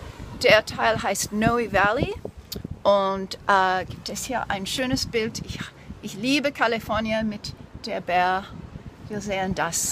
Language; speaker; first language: German; non-native, learner; English